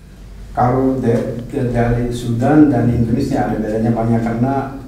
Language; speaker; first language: Indonesian; non-native, fluent; Arabic